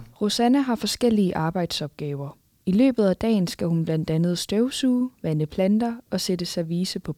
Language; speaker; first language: Danish; native; Danish